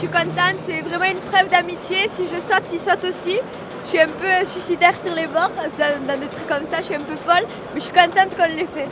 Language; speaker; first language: French; native; French